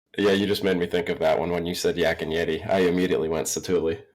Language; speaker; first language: English; native; English